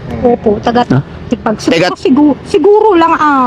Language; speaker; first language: Filipino; non-native, local second language; Iloko